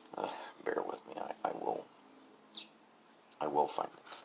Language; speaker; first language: English; native; English